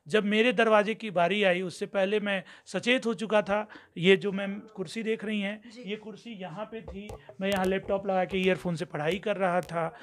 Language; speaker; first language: Hindi; native; Hindi